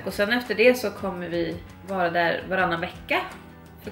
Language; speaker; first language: Swedish; native; Swedish